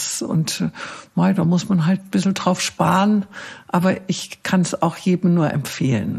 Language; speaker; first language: German; native; German